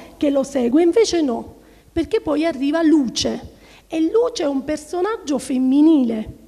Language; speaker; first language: Italian; native; Italian